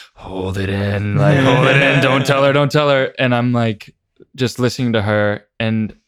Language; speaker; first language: English; native; English